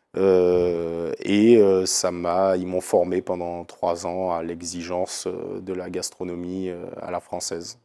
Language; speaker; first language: French; native; French